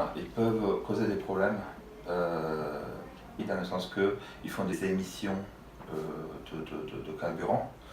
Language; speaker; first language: French; non-native, fluent; Italian